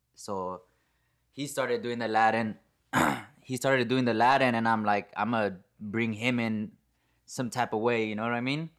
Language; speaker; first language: English; native; English